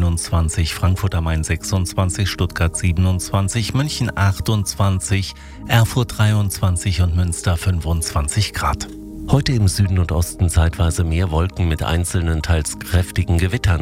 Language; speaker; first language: German; native; German